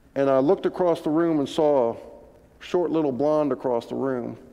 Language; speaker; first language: English; native; English